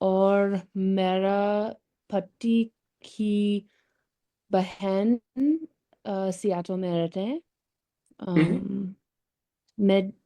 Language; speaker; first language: Hindi; non-native, learner; English